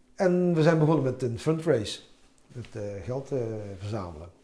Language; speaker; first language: Dutch; early bilingual, other home language; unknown